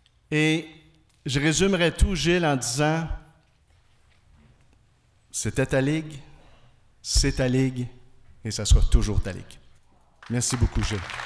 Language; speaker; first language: French; native; French